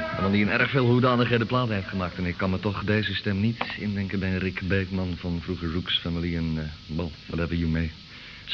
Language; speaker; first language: Dutch; native; Dutch